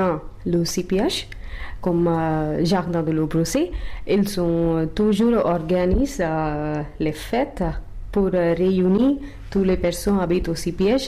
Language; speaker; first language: French; non-native, learner; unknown